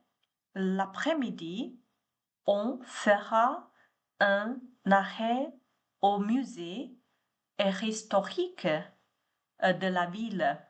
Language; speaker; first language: French; non-native, learner; Chinese